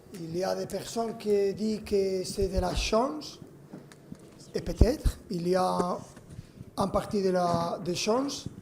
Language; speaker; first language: French; non-native, fluent; Spanish